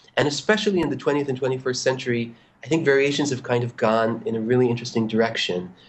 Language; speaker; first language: English; non-native, fluent; Hebrew